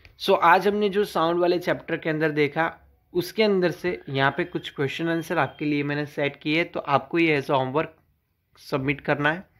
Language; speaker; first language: Hindi; non-native, local second language; Gujarati